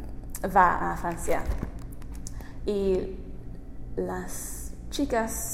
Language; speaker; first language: Spanish; non-native, learner; English